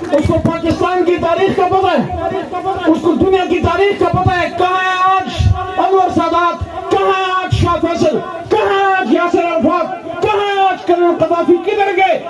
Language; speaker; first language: Urdu; non-native, local second language; Pashto